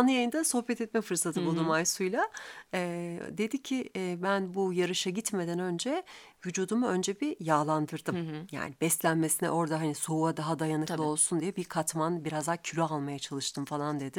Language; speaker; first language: Turkish; native; Turkish